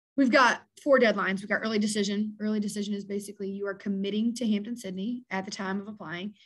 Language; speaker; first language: English; native; English